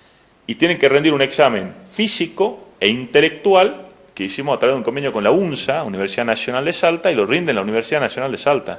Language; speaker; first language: Spanish; native; Spanish